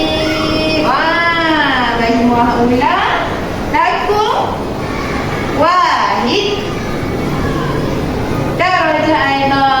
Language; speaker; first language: Arabic; non-native, learner; Malay